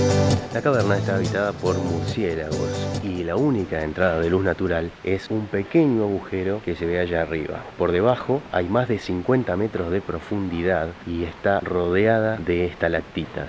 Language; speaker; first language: Spanish; native; Spanish